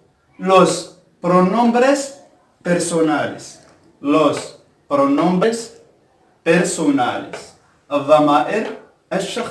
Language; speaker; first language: Spanish; non-native, fluent; Arabic